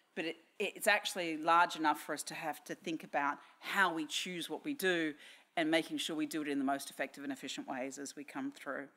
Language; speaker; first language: English; native; English